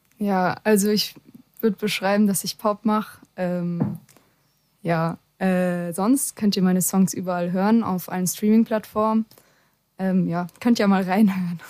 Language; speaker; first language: German; native; German